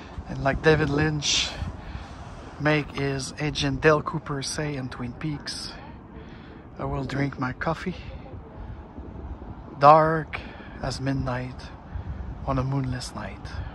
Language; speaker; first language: English; non-native, fluent; French